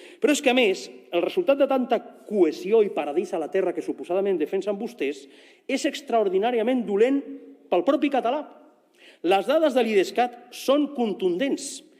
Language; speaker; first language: Catalan; non-native, local second language; Spanish